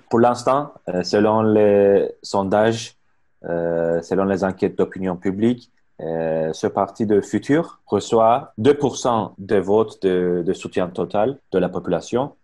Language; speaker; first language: French; non-native, fluent; Turkish